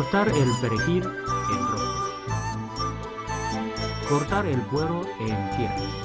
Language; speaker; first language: Spanish; non-native, fluent; Chinese